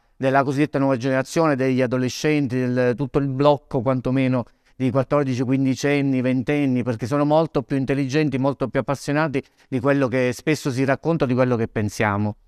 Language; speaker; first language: Italian; native; Italian